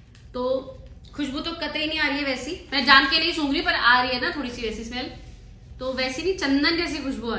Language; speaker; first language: Hindi; native; Hindi